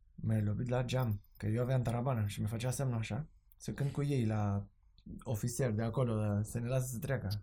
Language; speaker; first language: Romanian; non-native, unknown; Spanish